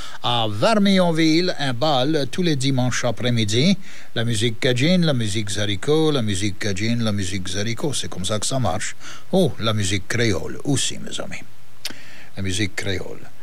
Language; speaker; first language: French; native; French